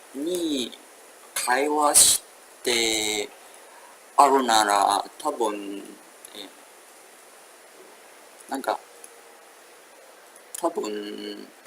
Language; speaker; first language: Japanese; non-native, learner; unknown